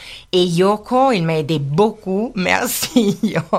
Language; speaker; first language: French; non-native, learner; Italian